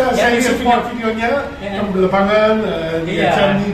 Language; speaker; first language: Indonesian; non-native, fluent; Dutch